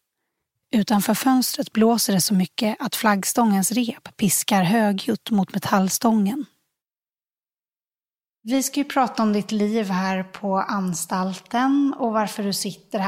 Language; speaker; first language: Swedish; native; Swedish